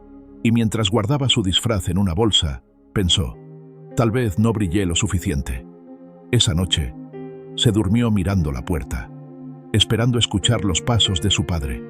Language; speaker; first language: Spanish; native; Spanish